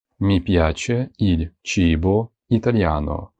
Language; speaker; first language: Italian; non-native, fluent; Ukrainian